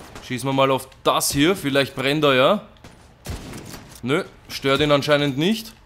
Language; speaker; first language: German; native; German